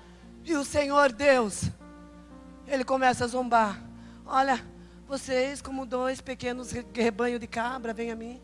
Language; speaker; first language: Portuguese; native; Portuguese